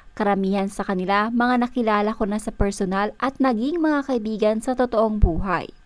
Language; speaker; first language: Filipino; native; Filipino